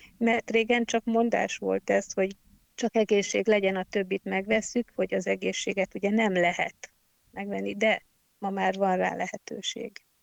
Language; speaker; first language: Hungarian; native; Hungarian